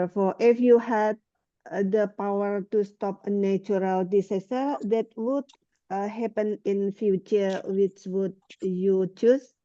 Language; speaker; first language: English; non-native, learner; Indonesian